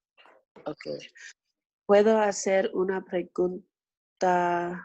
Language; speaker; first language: Spanish; non-native, learner; English